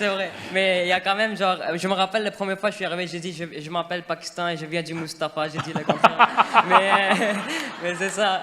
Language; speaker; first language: French; non-native, fluent; Urdu